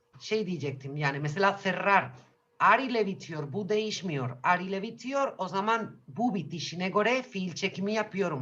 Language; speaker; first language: Turkish; non-native, fluent; Spanish